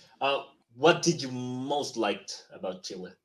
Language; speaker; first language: English; non-native, fluent; Spanish